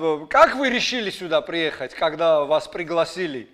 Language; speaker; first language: Russian; non-native, fluent; Georgian